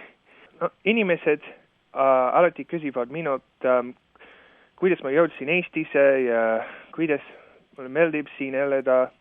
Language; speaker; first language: Estonian; non-native, fluent; English